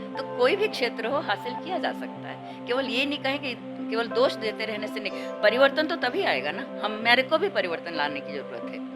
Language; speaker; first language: Hindi; non-native, local second language; Odia